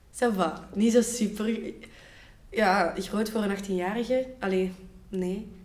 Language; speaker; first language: Dutch; native; Dutch